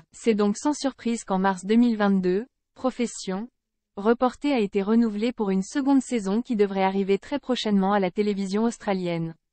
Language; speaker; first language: French; native; French